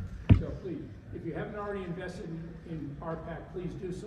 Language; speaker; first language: English; native; English